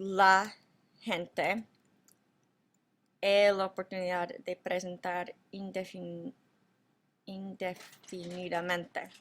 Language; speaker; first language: Spanish; non-native, fluent; English